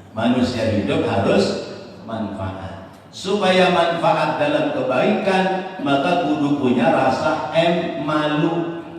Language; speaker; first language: Indonesian; non-native, local second language; Javanese